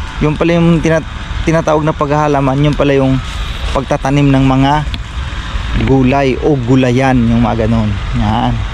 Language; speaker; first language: Filipino; non-native, local second language; Cebuano